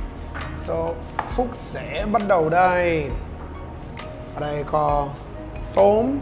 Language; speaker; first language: Vietnamese; non-native, learner; English